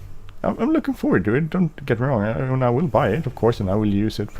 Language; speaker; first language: English; non-native, fluent; Swedish